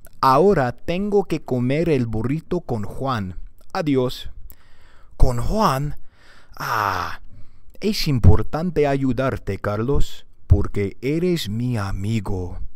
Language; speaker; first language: Spanish; non-native, learner; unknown